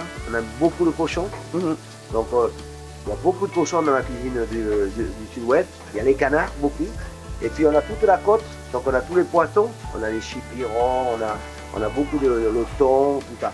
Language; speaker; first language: French; native; French